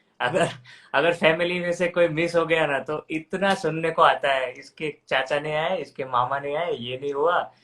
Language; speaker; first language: Hindi; non-native, local second language; Gujarati